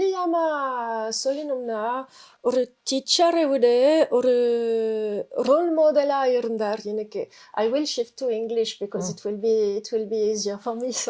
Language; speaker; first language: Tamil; non-native, fluent; Spanish